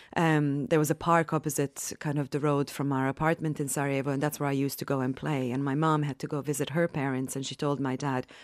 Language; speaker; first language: English; non-native, fluent; Bosnian